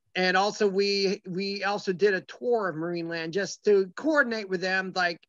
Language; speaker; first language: English; native; English